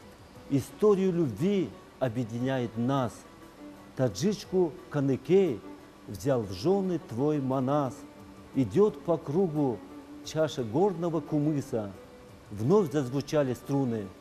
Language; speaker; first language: Russian; non-native, local second language; Tajik